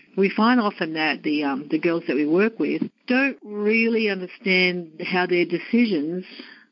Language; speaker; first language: English; native; English